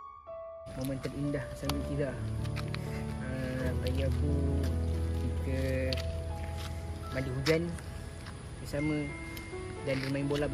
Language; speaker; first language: Malay; native; Malay